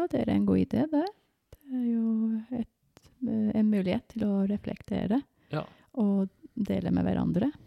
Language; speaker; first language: Norwegian; non-native, fluent; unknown